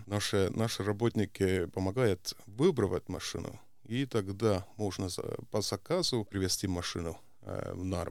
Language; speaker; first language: Russian; non-native, local second language; Estonian